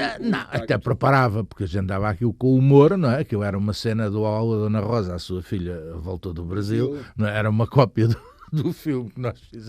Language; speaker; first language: Portuguese; native; Portuguese